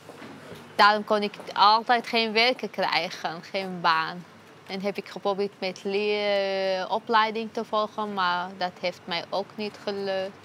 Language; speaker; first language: Dutch; non-native, fluent; Arabic